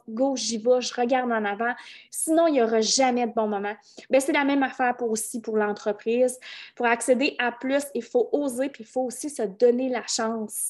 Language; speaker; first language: French; native; French